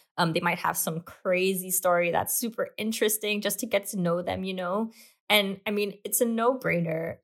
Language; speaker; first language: English; native; English